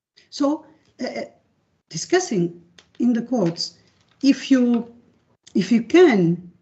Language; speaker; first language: English; non-native, learner; Portuguese